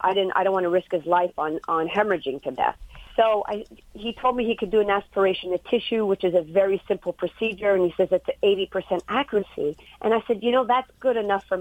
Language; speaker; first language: English; native; English